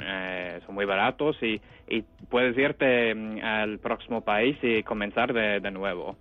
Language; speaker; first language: Spanish; non-native, fluent; English